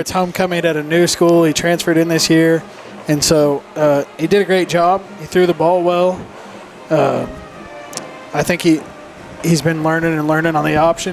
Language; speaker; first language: English; native; English